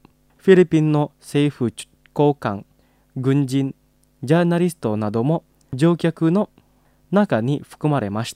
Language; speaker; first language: Japanese; non-native, fluent; Indonesian